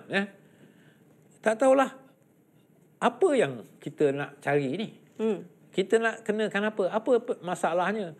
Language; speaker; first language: Malay; native; Malay